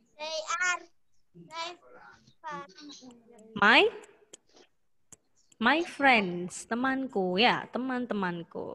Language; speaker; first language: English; non-native, learner; Indonesian